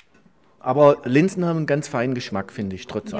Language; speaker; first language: German; native; German